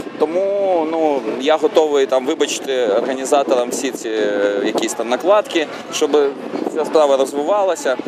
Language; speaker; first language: Ukrainian; non-native, local second language; Russian